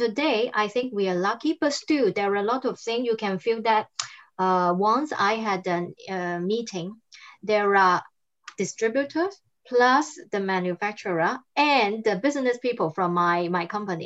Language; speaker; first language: English; non-native, fluent; Cantonese